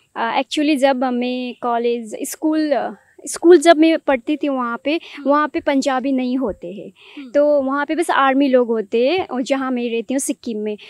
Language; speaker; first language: Hindi; non-native, local second language; Nepali